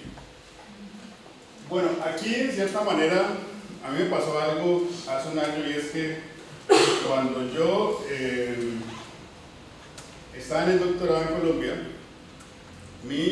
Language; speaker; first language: Spanish; native; Spanish